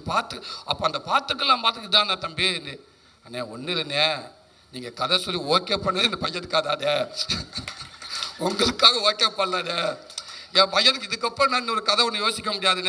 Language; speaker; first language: Tamil; native; Tamil